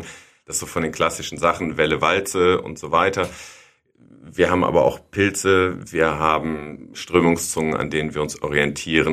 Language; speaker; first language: German; native; German